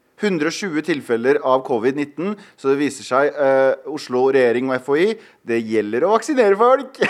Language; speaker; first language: Norwegian; early bilingual, other home language; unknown